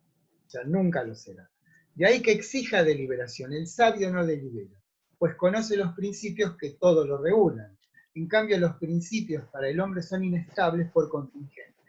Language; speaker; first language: Spanish; native; Spanish